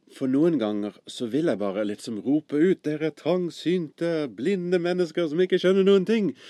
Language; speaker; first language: Norwegian; non-native, fluent; English